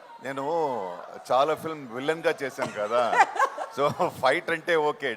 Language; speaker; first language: Telugu; non-native, fluent; Tamil